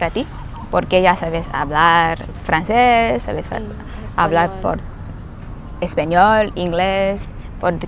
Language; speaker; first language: Spanish; non-native, learner; English